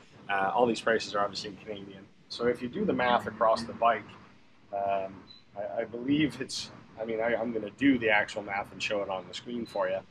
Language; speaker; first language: English; native; English